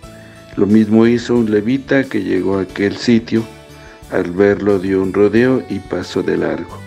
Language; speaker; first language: Spanish; native; Spanish